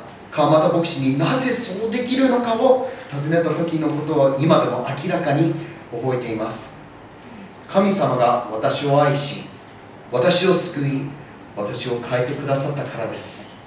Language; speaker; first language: Japanese; early bilingual, other home language; English